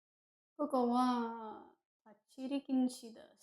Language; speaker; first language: Japanese; non-native, learner; English